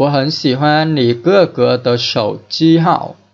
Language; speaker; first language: Chinese; non-native, fluent; Vietnamese